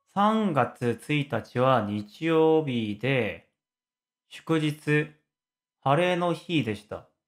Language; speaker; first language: Japanese; non-native, fluent; Korean